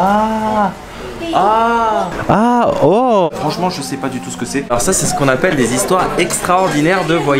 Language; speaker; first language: French; native; French